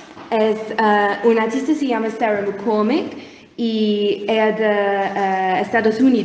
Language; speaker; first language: Spanish; non-native, learner; English